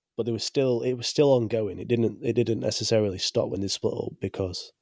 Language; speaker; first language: English; native; English